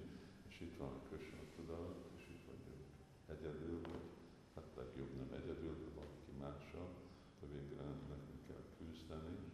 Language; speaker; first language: Hungarian; non-native, fluent; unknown